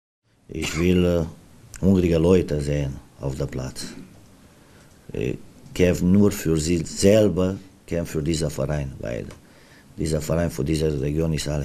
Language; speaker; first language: German; non-native, learner; Romanian